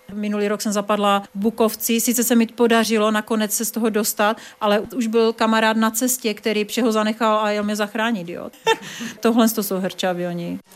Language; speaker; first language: Czech; native; Czech